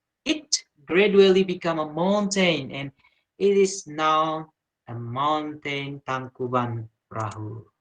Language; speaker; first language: English; non-native, learner; Indonesian